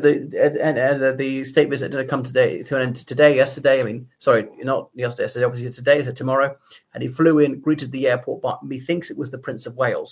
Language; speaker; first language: English; native; English